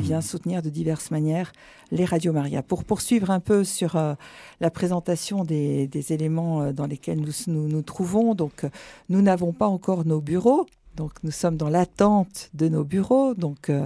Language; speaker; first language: French; native; French